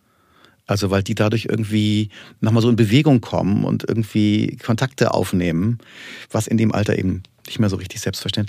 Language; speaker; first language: German; native; German